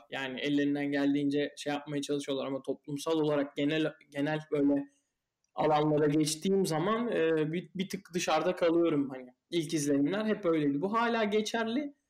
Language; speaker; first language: Turkish; native; Turkish